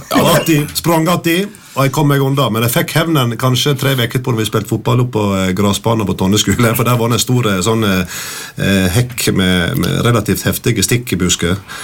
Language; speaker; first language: Norwegian; native; Norwegian